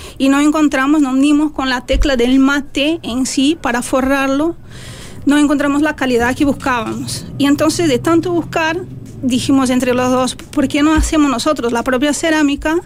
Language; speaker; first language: Spanish; non-native, fluent; Portuguese